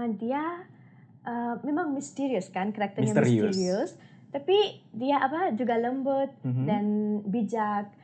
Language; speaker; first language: Indonesian; non-native, learner; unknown